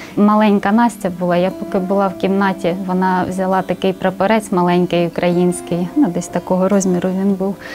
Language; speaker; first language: Ukrainian; native; Ukrainian